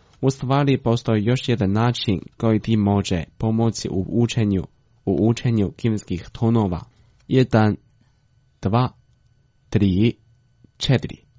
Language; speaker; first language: Croatian; non-native, fluent; Chinese